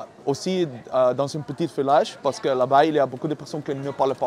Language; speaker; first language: French; non-native, learner; Dutch